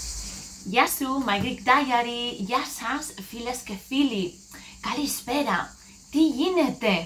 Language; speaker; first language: Greek; non-native, learner; English